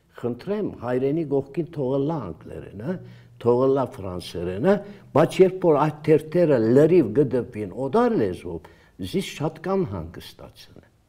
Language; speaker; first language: Armenian; early bilingual, heritage; Armenian